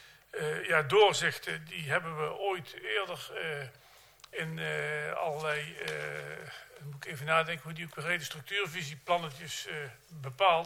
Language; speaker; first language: Dutch; native; Dutch